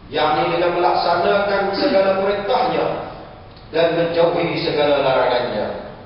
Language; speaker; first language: Malay; native; Malay